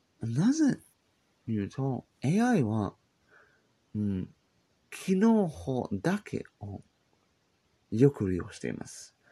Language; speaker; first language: Japanese; non-native, learner; English